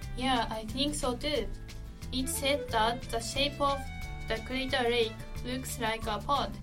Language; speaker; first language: English; non-native, fluent; Japanese